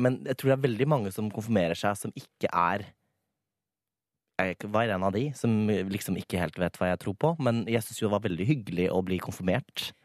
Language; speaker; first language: Norwegian; native; Norwegian